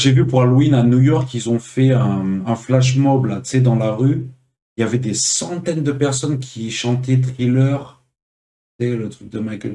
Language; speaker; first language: French; native; French